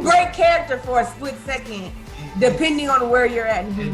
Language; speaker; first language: English; native; English